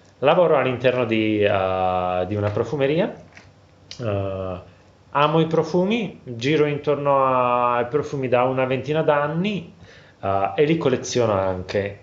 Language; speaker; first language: Italian; non-native, fluent; Slovak